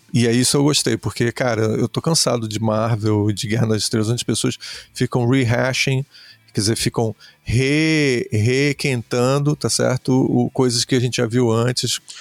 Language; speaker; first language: Portuguese; native; Portuguese